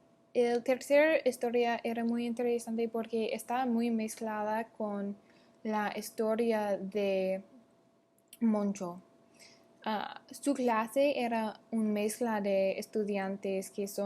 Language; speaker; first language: Spanish; non-native, learner; English